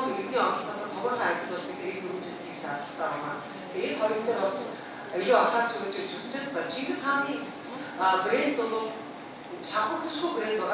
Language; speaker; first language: Mongolian; native; Mongolian